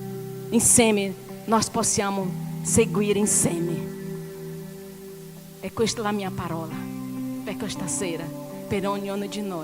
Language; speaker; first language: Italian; non-native, learner; Portuguese